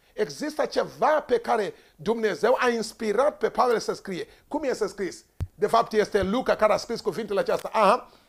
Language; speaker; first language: Romanian; non-native, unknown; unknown